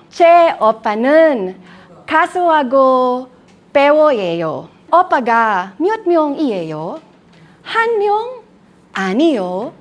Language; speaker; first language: Korean; non-native, learner; Filipino